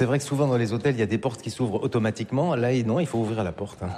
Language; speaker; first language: French; native; French